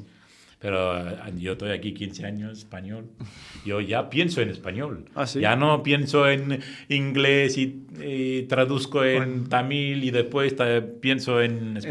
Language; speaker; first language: Spanish; non-native, fluent; Tamil